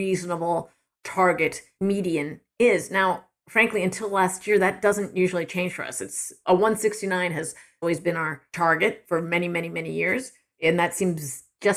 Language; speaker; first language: English; native; English